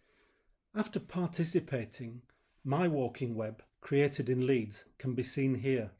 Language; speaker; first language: English; native; English